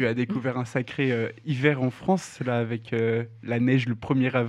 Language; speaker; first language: French; native; French